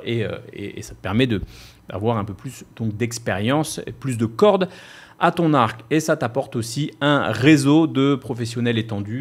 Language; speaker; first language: French; native; French